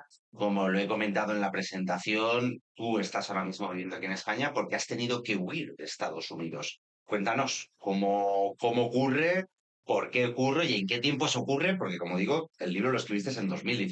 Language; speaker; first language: Spanish; native; Spanish